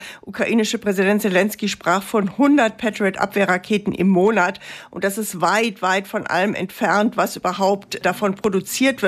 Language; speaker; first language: German; native; German